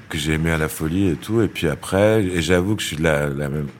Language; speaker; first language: French; native; French